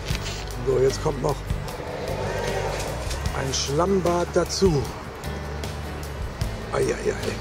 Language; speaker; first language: German; native; German